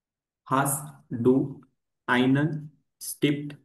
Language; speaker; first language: German; non-native, learner; Marathi